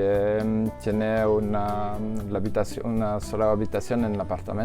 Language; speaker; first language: Spanish; non-native, learner; French